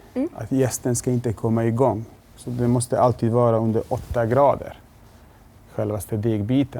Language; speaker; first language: Swedish; non-native, fluent; Bosnian